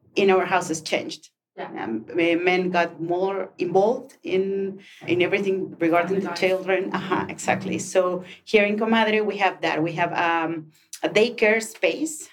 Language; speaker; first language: English; non-native, fluent; Spanish